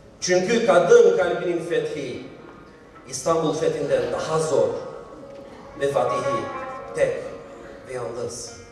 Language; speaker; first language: Turkish; non-native, fluent; Albanian